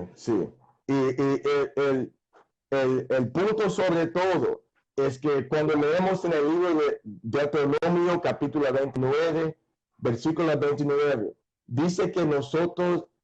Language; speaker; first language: Spanish; non-native, fluent; English